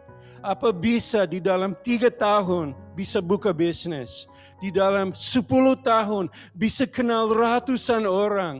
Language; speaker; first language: Indonesian; non-native, learner; English